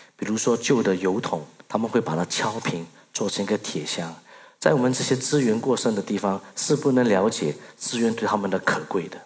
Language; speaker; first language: Chinese; early bilingual, other home language; Burmese